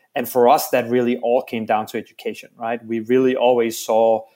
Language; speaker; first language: English; non-native, fluent; Danish